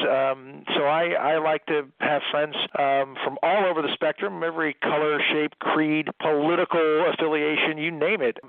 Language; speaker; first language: English; native; English